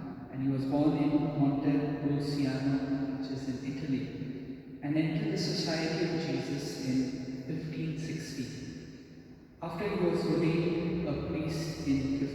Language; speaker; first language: English; non-native, local second language; Konkani